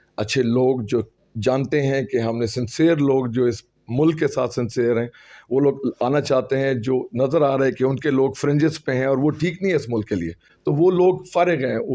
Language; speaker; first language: Urdu; non-native, local second language; Pashto